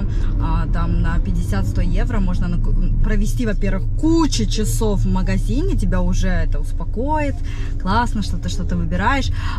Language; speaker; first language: Russian; native; Russian